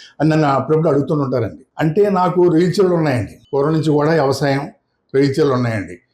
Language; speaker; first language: Telugu; native; Telugu